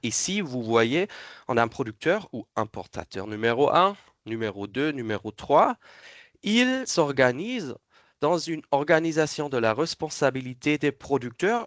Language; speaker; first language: French; non-native, fluent; German